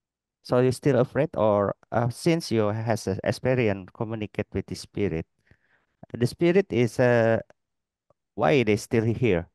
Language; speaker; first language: English; non-native, learner; Indonesian